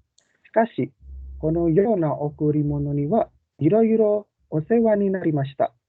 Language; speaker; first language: Japanese; non-native, learner; Indonesian